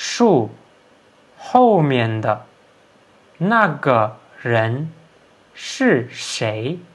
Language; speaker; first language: Chinese; non-native, fluent; Turkmen